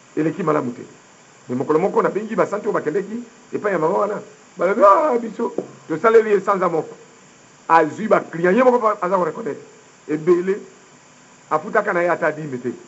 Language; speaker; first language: Lingala; native; Lingala